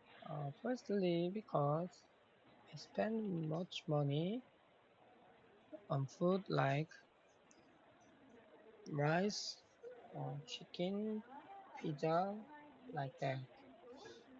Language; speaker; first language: English; non-native, learner; Korean